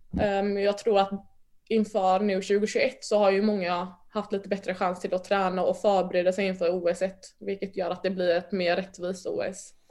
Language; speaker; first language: Swedish; early bilingual, other home language; Mandingo